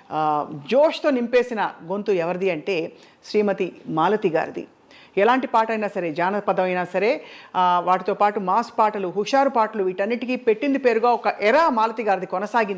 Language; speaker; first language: Telugu; native; Telugu